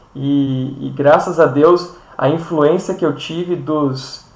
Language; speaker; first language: Portuguese; native; Portuguese